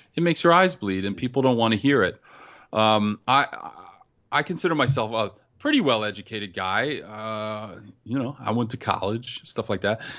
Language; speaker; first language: English; native; English